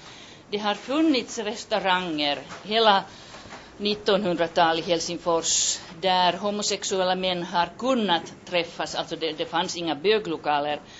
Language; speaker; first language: Swedish; non-native, local second language; Finnish